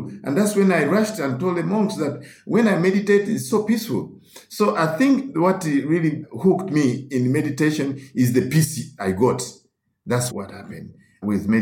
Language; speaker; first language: English; non-native, local second language; Ganda